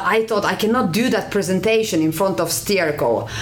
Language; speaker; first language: English; non-native, fluent; Finnish